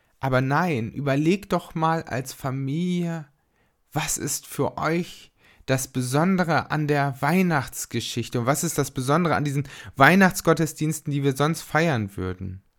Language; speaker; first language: German; native; German